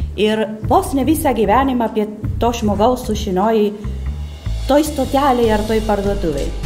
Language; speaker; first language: Lithuanian; non-native, fluent; Spanish